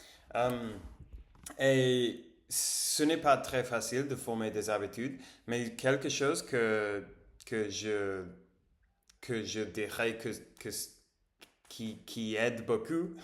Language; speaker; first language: French; non-native, learner; English